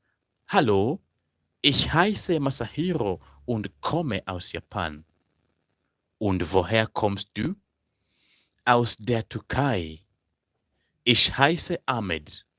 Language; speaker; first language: German; non-native, fluent; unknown